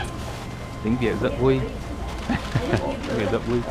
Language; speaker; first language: Vietnamese; non-native, learner; English